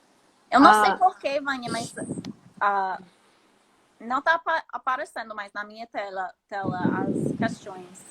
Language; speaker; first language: Portuguese; non-native, fluent; English